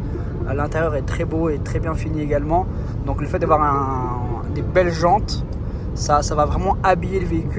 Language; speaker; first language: French; native; French